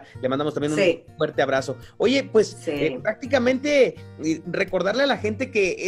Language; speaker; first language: Spanish; native; Spanish